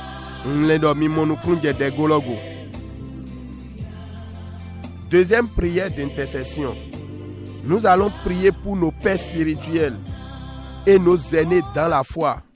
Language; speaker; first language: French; non-native, local second language; Fon